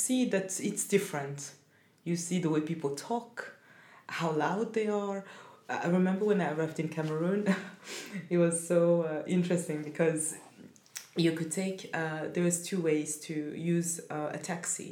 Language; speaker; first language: English; non-native, fluent; Rundi